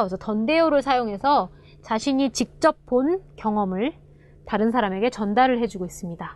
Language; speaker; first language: Korean; native; Korean